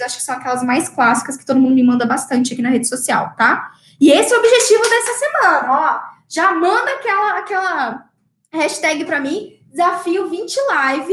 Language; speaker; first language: Portuguese; native; Portuguese